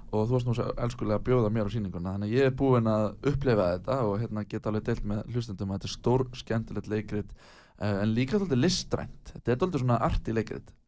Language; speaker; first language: Icelandic; native; Icelandic